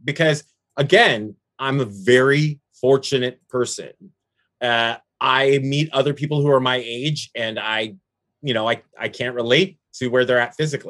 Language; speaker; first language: English; native; English